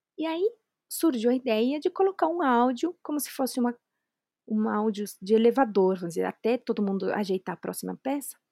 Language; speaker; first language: Portuguese; non-native, fluent; Spanish